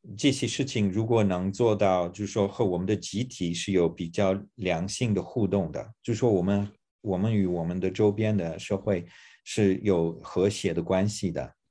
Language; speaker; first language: Chinese; non-native, fluent; English